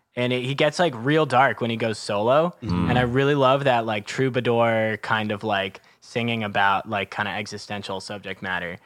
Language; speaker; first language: English; native; English